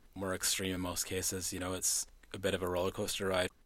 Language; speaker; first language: English; native; English